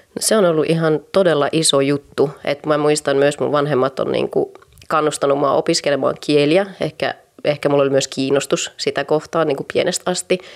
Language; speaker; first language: Finnish; native; Finnish